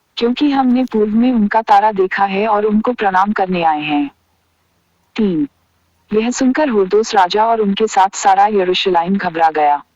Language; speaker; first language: Hindi; native; Hindi